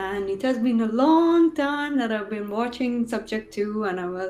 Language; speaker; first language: English; non-native, fluent; Persian